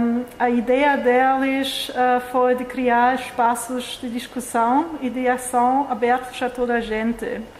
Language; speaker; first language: Portuguese; non-native, fluent; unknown